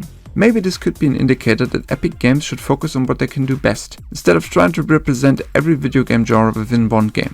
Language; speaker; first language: English; non-native, fluent; German